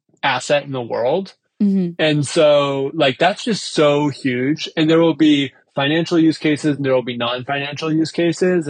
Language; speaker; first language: English; native; English